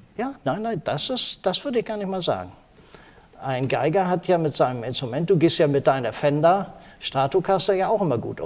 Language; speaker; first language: German; native; German